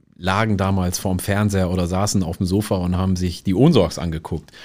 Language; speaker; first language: German; early bilingual, other home language; Oromo